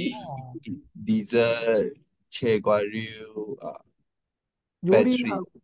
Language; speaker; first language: Korean; non-native, learner; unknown